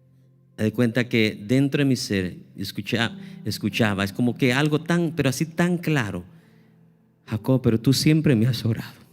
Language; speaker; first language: Spanish; native; Spanish